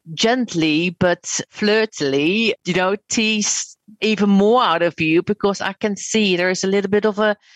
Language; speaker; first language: English; non-native, fluent; Dutch